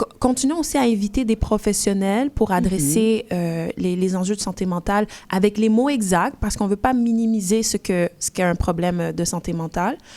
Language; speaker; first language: French; early bilingual, other home language; Haitian Creole